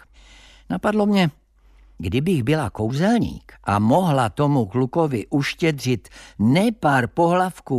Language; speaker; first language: Czech; native; Czech